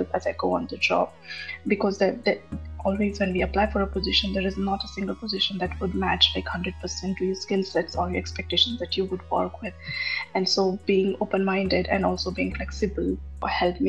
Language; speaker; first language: English; non-native, local second language; Marathi